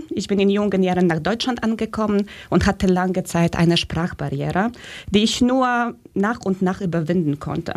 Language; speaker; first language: German; early bilingual, other home language; Polish